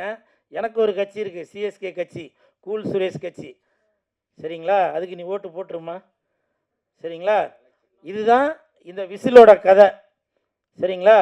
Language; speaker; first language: Tamil; native; Tamil